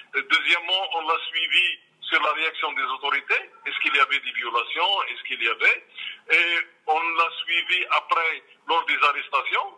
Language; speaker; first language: French; non-native, local second language; Arabic